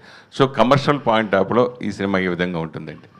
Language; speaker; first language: Telugu; native; Telugu